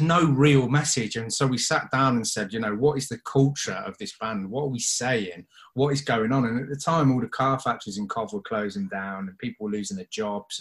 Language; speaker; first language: English; native; English